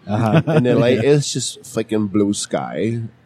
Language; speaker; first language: English; non-native, fluent; German